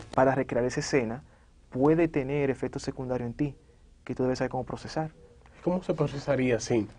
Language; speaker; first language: Spanish; native; Spanish